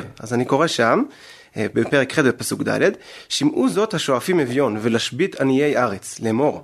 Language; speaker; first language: Hebrew; native; Hebrew